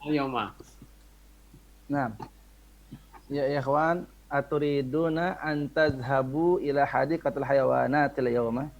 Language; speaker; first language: Arabic; non-native, learner; Indonesian